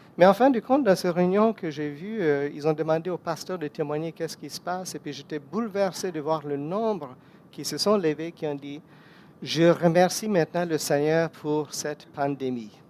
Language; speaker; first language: French; non-native, fluent; English